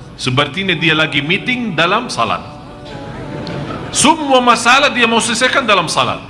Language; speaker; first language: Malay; non-native, fluent; Arabic